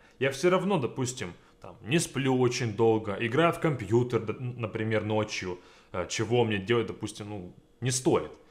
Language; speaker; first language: Russian; native; Russian